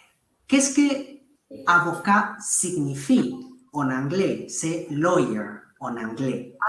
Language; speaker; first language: French; non-native, fluent; Spanish